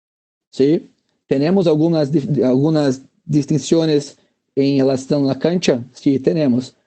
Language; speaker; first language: Spanish; non-native, fluent; Portuguese